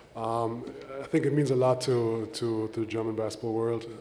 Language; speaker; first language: English; non-native, fluent; German